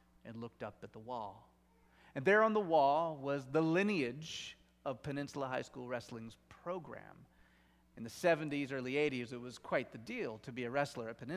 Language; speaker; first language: English; native; English